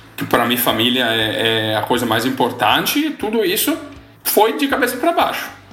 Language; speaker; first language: Portuguese; non-native, fluent; Italian